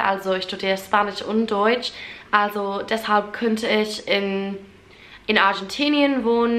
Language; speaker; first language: German; non-native, fluent; English